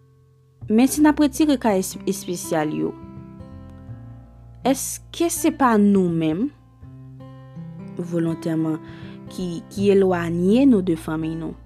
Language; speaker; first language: French; non-native, local second language; Haitian Creole